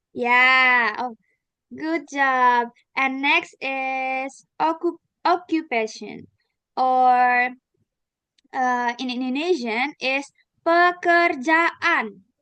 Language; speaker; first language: English; non-native, learner; Indonesian